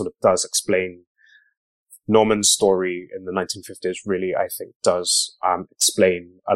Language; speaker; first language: English; native; English